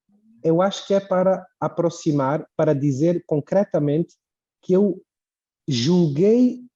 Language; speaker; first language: Portuguese; native; Portuguese